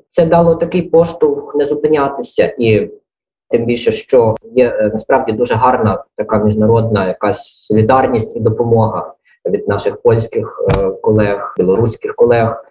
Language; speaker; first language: Ukrainian; native; Ukrainian